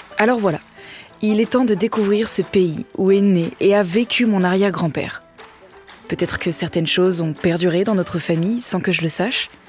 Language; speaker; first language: French; native; French